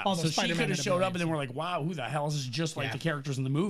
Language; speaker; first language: English; native; English